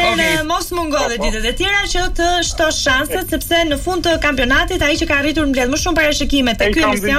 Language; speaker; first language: Albanian; native; Albanian